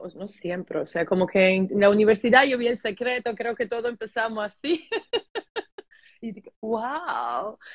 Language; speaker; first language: Spanish; early bilingual, heritage; German